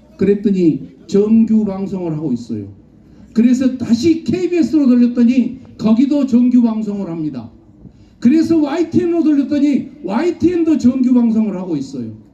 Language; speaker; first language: Korean; native; Korean